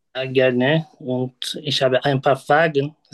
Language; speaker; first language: German; non-native, learner; Turkish